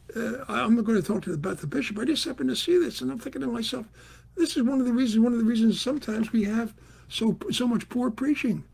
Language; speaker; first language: English; native; English